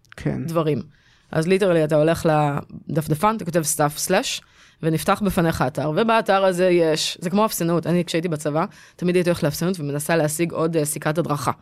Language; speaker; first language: Hebrew; native; Hebrew